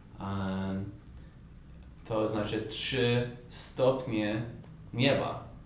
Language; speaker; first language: Polish; non-native, fluent; English